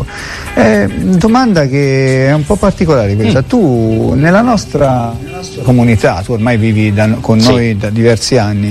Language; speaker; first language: Italian; native; Italian